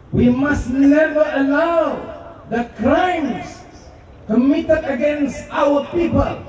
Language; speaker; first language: English; non-native, local second language; Malay